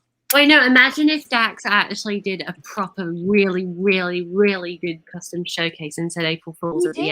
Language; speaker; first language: English; native; English